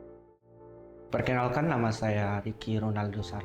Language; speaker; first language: Indonesian; non-native, local second language; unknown